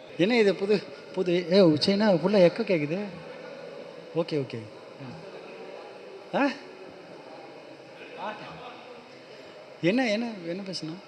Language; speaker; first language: Tamil; native; Tamil